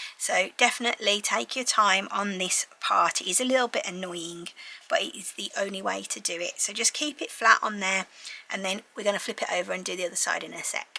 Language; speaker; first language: English; native; English